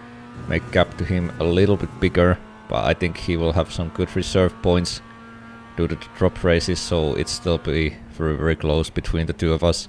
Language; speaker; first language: English; non-native, fluent; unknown